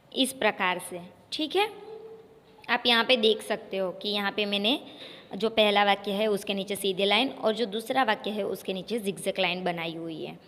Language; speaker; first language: Hindi; non-native, local second language; Gujarati